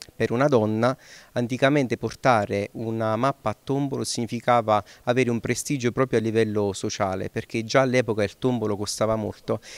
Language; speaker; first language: Italian; native; Italian